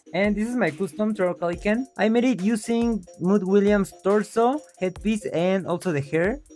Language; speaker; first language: English; non-native, local second language; Spanish